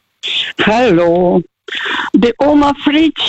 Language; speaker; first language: German; non-native, fluent; Russian